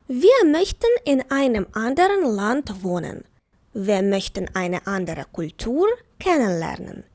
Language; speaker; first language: German; non-native, fluent; Ukrainian